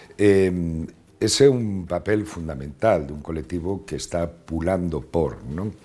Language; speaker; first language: Galician; non-native, local second language; Spanish